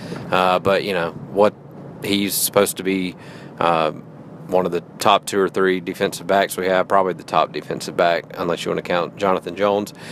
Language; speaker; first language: English; native; English